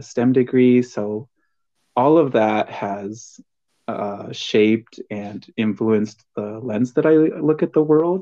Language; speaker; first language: English; early bilingual, other home language; Spanish